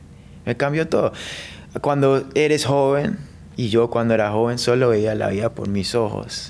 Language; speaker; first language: Spanish; early bilingual, heritage; English